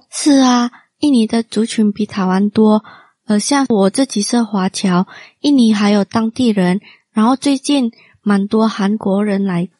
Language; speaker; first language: Chinese; non-native, fluent; Min Nan Chinese